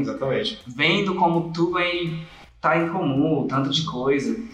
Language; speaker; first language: Portuguese; non-native, fluent; English